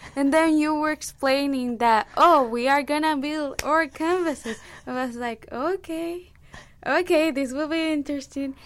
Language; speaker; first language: English; non-native, fluent; Spanish